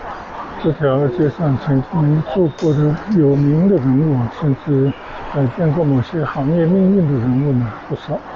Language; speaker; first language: Chinese; native; Chinese